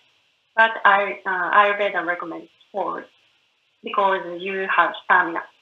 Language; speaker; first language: English; non-native, learner; Japanese